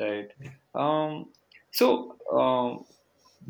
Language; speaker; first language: English; non-native, local second language; Hindi